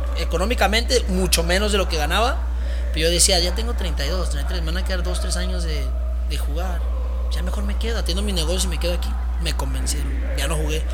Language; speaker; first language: Spanish; early bilingual, heritage; Spanish